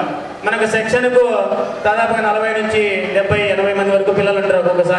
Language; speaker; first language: Telugu; native; Telugu